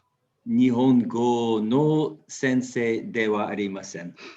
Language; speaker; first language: Japanese; non-native, learner; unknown